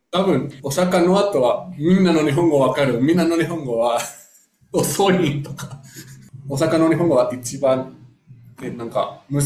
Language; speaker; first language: Japanese; non-native, learner; Spanish